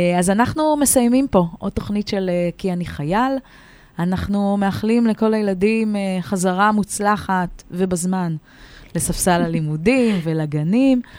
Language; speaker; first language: Hebrew; native; Hebrew